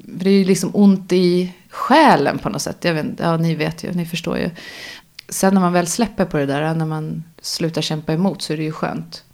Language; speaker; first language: Swedish; native; Swedish